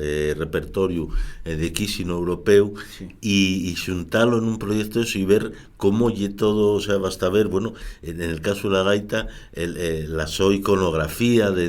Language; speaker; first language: Spanish; native; Spanish